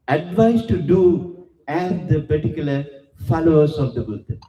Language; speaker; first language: English; non-native, local second language; Sinhala